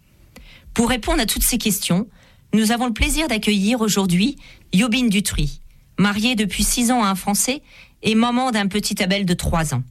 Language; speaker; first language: French; native; French